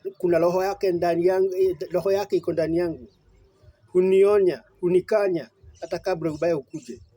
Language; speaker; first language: Swahili; non-native, local second language; Kikuyu